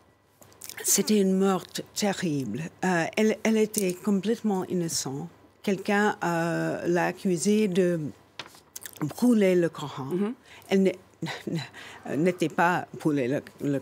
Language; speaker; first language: French; non-native, fluent; English